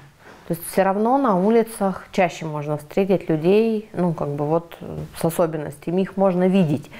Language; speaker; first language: Russian; native; Russian